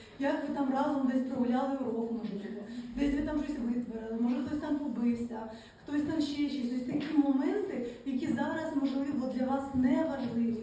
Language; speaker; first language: Ukrainian; native; Ukrainian